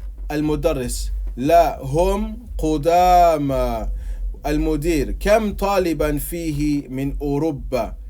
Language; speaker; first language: Arabic; non-native, fluent; English